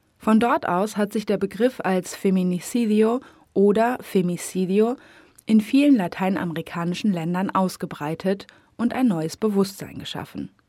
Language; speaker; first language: German; native; German